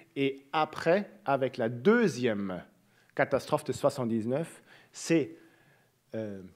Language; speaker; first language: French; native; French